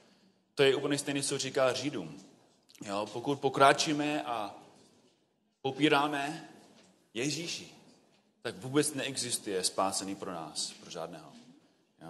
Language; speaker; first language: Czech; non-native, fluent; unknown